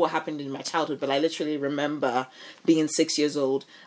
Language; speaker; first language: English; non-native, local second language; Akan